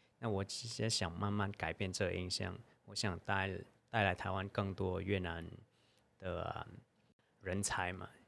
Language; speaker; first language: Chinese; non-native, fluent; Vietnamese